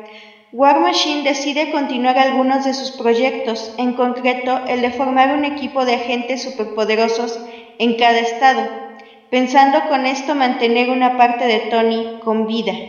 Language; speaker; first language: Spanish; native; Spanish